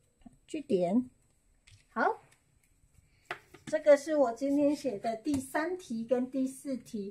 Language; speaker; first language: Chinese; non-native, learner; English